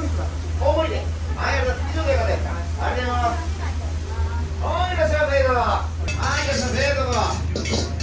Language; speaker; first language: Japanese; native; Japanese